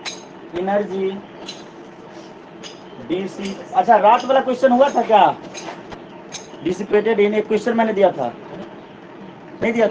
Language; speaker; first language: Hindi; native; Hindi